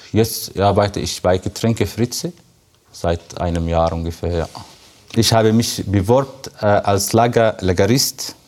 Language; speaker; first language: German; non-native, learner; Arabic